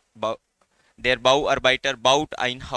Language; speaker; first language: German; non-native, learner; Hindi